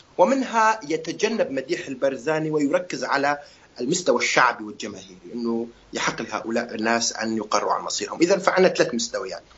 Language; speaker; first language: Arabic; non-native, local second language; Kurdish